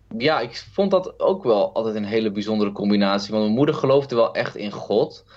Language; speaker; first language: Dutch; early bilingual, other home language; Kurdish